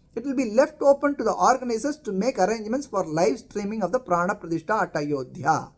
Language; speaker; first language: English; non-native, local second language; Tamil